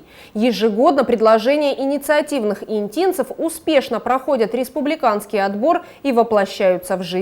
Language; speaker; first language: Russian; native; Russian